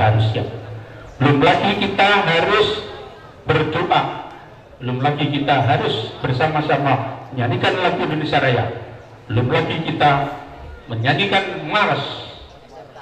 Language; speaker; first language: Indonesian; native; Indonesian